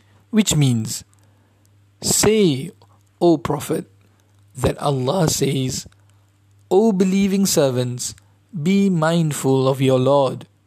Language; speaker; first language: English; non-native, local second language; Malay